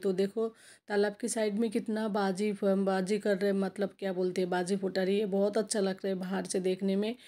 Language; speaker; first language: Hindi; non-native, local second language; Bangla